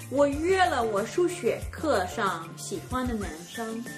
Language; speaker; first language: Chinese; non-native, fluent; English